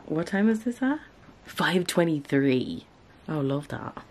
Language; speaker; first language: English; native; English